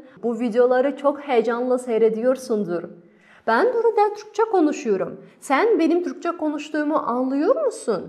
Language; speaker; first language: Turkish; non-native, fluent; Kazakh